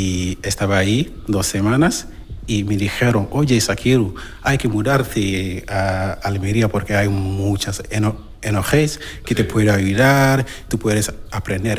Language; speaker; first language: Spanish; non-native, learner; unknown